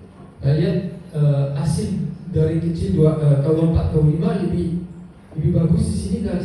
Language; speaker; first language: Indonesian; non-native, learner; French